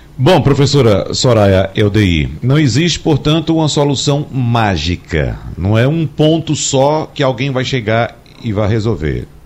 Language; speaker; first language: Portuguese; native; Portuguese